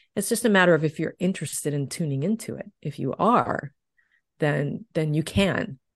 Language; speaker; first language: English; native; English